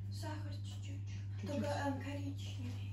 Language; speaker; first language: Russian; early bilingual, heritage; Russian